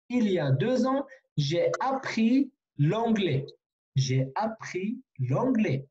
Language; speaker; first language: French; non-native, fluent; Kurdish